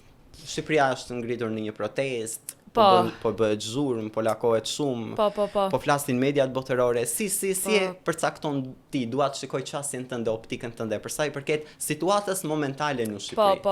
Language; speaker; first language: Albanian; native; Albanian